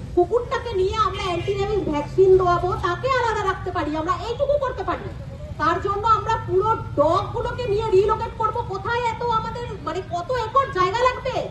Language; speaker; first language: Bangla; native; Bangla